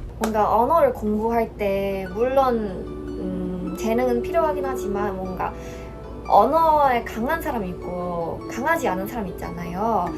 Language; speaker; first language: Korean; non-native, fluent; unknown